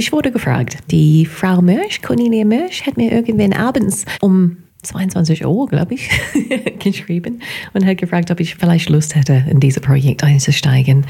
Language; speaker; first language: German; non-native, fluent; English